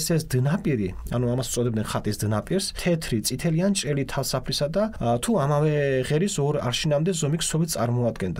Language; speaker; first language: Georgian; non-native, local second language; Mingrelian